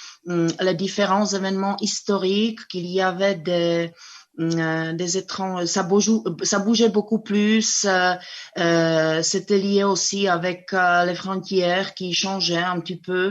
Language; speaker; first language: French; non-native, fluent; Czech